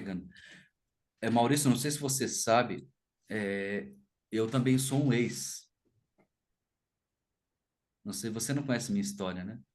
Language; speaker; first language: Portuguese; non-native, fluent; Spanish